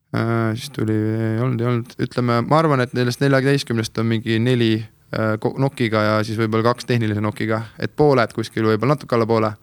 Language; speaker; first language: Estonian; native; Estonian